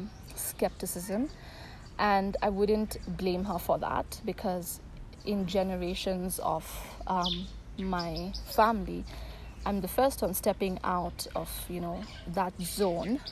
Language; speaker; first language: English; non-native, local second language; Tamil